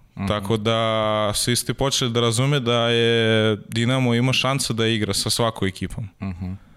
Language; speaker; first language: Serbian; non-native, learner; Russian